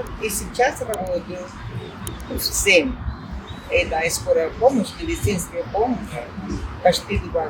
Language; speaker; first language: Russian; non-native, fluent; Spanish